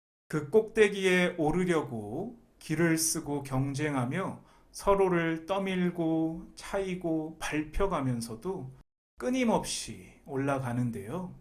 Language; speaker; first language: Korean; native; Korean